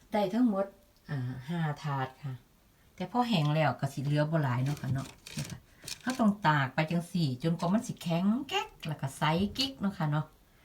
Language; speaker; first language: Thai; non-native, local second language; Northeastern Thai